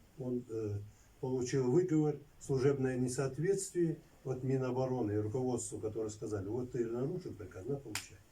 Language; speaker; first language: Russian; non-native, local second language; Lezghian